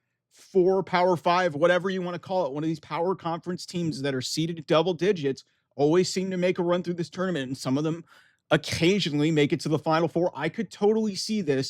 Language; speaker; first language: English; native; English